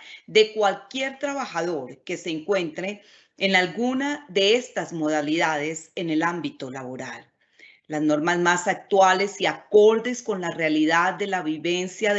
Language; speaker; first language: Spanish; native; Spanish